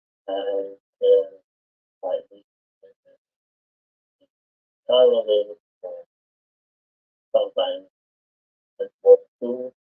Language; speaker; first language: English; non-native, learner; Spanish